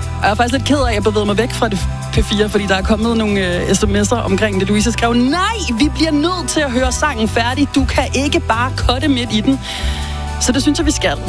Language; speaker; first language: Danish; early bilingual, other home language; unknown